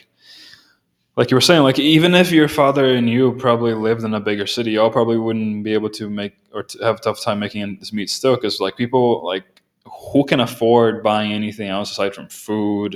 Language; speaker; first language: English; non-native, fluent; Portuguese